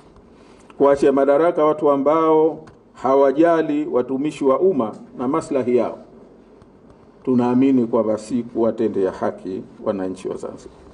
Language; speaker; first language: Swahili; native; Swahili